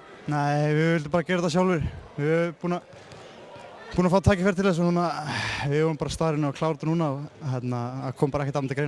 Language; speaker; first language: Icelandic; native; Icelandic